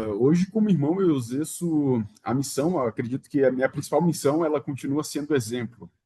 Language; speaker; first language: Portuguese; native; Portuguese